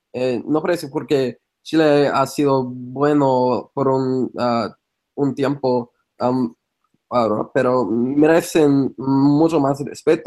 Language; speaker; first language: Spanish; non-native, fluent; English